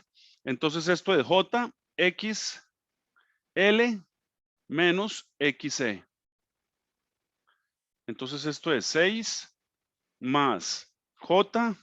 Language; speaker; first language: Spanish; native; Spanish